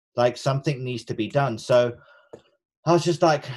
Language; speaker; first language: English; native; English